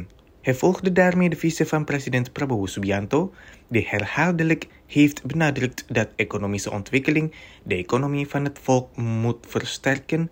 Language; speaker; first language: Dutch; non-native, fluent; Indonesian